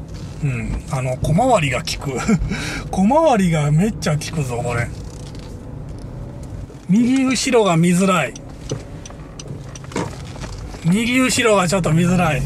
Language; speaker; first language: Japanese; native; Japanese